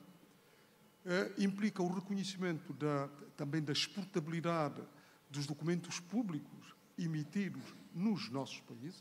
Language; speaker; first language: Portuguese; non-native, local second language; Kabuverdianu